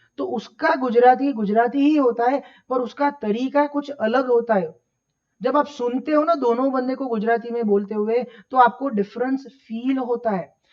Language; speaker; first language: Hindi; non-native, local second language; Gujarati